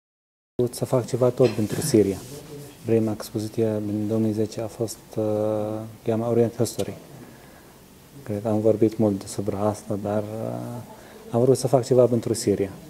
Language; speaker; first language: Romanian; non-native, learner; Arabic